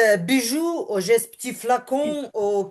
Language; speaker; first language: French; non-native, learner; Ukrainian